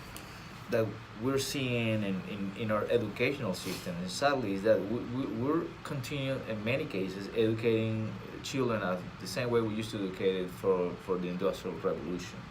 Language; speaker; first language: English; non-native, fluent; Spanish